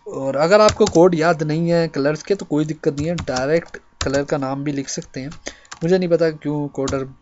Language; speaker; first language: Hindi; native; Hindi